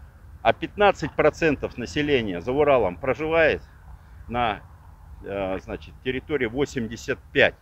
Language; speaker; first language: Russian; native; Russian